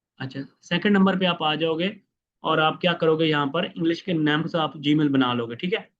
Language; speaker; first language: Urdu; non-native, local second language; Punjabi